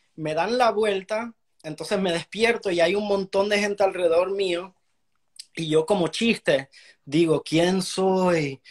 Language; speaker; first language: Spanish; early bilingual, heritage; Spanish